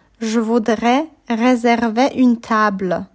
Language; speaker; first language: French; non-native, fluent; Polish